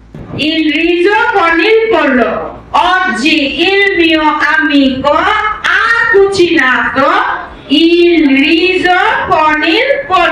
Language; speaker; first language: Italian; non-native, fluent; Bangla